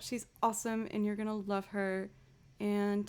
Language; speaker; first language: English; native; English